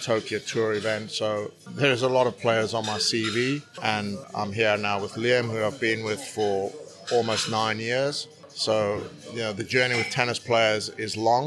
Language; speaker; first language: English; native; English